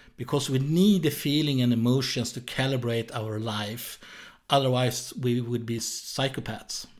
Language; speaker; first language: English; non-native, fluent; Swedish